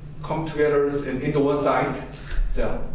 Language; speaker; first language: English; non-native, learner; Korean